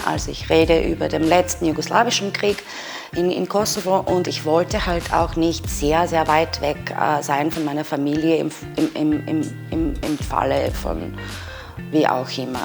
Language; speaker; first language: German; non-native, fluent; Serbian